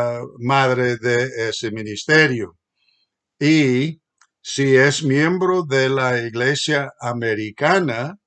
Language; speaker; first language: Spanish; non-native, fluent; English